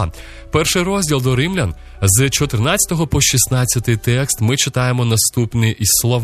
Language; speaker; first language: Ukrainian; native; Ukrainian